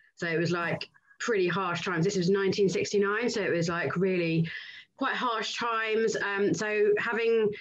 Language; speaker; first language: English; native; English